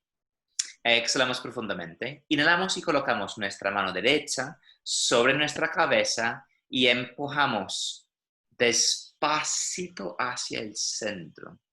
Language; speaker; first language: Spanish; non-native, fluent; English